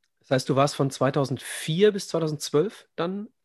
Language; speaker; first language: German; native; German